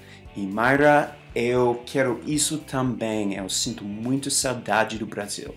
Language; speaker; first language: Portuguese; non-native, fluent; English